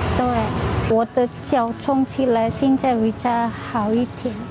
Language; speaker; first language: Chinese; non-native, learner; Indonesian